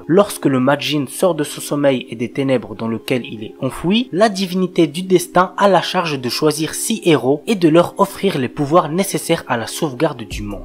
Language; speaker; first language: French; native; French